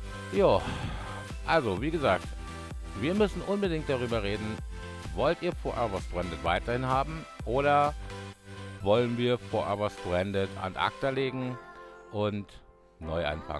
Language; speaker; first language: German; native; German